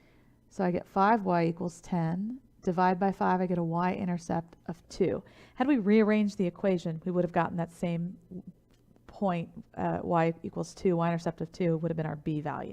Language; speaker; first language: English; native; English